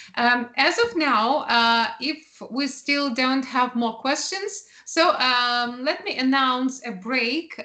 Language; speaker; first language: English; non-native, fluent; Ukrainian